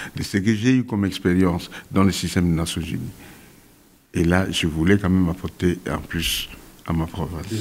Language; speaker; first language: French; non-native, local second language; Kongo